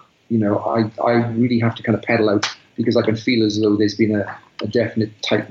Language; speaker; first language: English; native; English